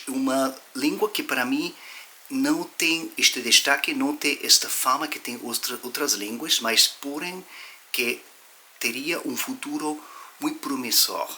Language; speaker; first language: Portuguese; non-native, fluent; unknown